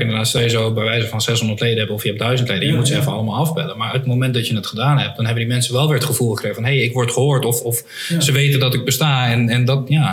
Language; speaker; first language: Dutch; native; Dutch